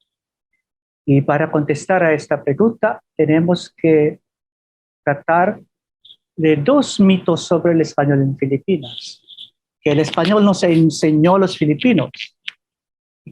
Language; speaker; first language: Spanish; non-native, fluent; Filipino